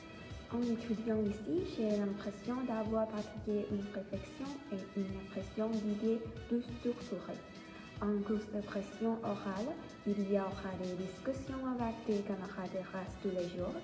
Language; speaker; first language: French; non-native, learner; Thai